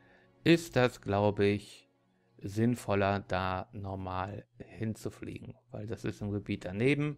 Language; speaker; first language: German; native; German